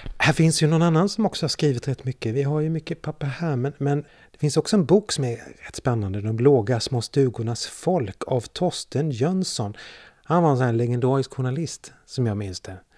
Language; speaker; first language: Swedish; native; Swedish